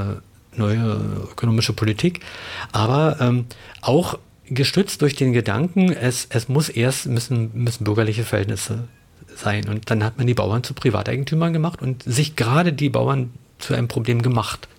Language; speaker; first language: German; native; German